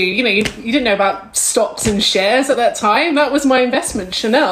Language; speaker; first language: English; native; English